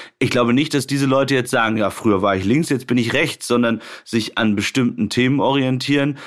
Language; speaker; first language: German; native; German